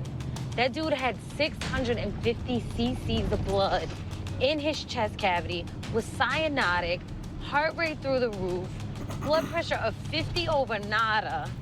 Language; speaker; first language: English; native; English